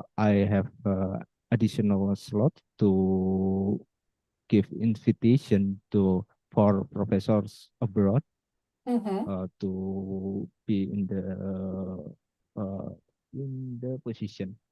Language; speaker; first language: English; non-native, fluent; Indonesian